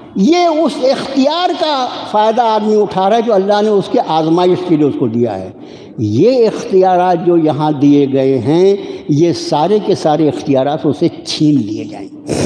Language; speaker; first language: Urdu; native; Urdu